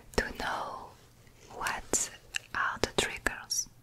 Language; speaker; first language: English; non-native, learner; French